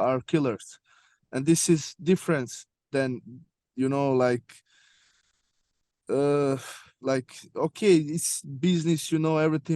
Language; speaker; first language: English; non-native, learner; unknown